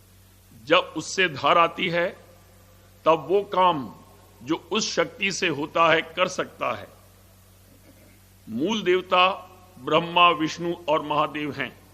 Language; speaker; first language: Hindi; native; Hindi